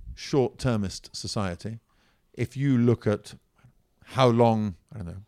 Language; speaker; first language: English; non-native, fluent; Italian